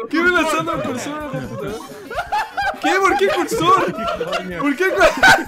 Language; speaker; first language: Spanish; native; Spanish